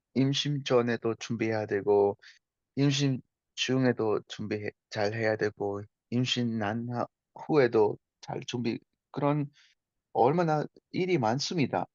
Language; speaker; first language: Korean; non-native, fluent; Spanish